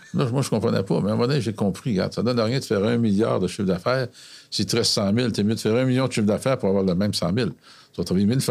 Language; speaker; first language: French; native; French